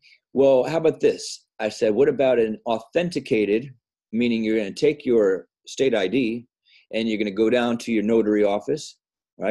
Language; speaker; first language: English; native; English